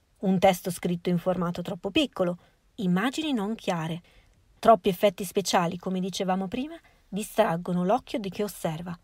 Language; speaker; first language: Italian; native; Italian